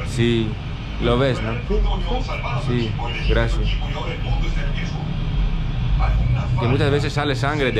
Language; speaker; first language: Spanish; non-native, learner; Greek